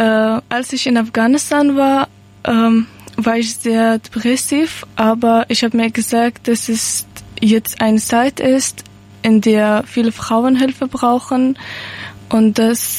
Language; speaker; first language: German; non-native, learner; Persian